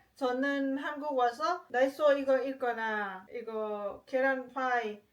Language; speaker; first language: Korean; non-native, learner; Lao